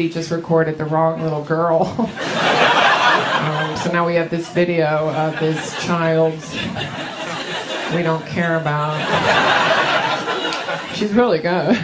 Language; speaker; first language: English; early bilingual, other home language; Spanish